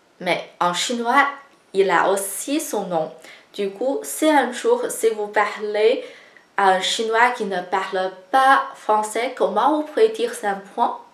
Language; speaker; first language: French; non-native, fluent; Chinese